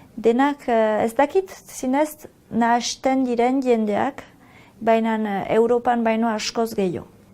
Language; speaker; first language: Basque; native; Basque